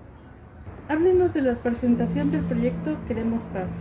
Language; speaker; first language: Spanish; native; Spanish